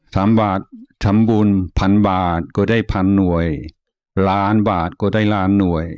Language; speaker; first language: Thai; non-native, fluent; English